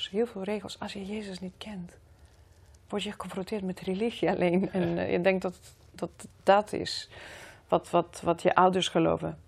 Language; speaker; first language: Dutch; non-native, fluent; Greek